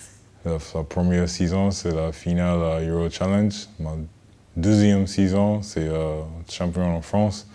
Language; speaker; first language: French; non-native, learner; English